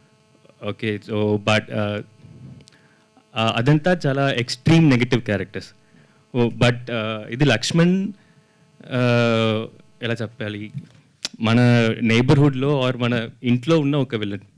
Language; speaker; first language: Telugu; non-native, learner; Tamil